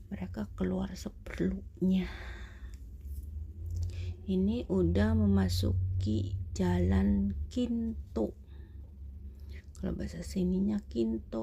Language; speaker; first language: Indonesian; native; Indonesian